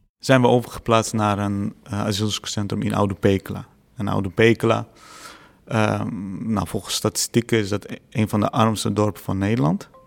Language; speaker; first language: Dutch; early bilingual, other home language; Azerbaijani